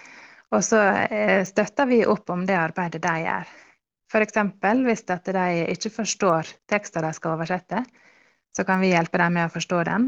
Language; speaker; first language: Norwegian; early bilingual, heritage; Norwegian